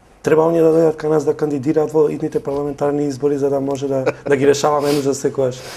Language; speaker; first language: Macedonian; non-native, local second language; Albanian